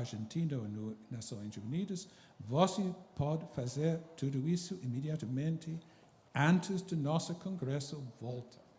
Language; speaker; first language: Portuguese; non-native, fluent; English